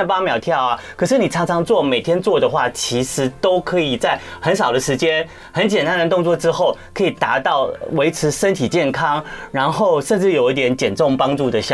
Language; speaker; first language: Chinese; native; Chinese